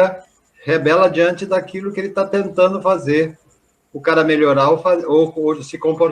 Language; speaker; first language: Portuguese; native; Portuguese